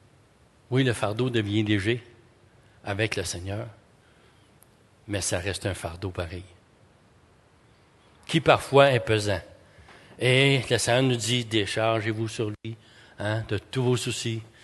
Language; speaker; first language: French; native; French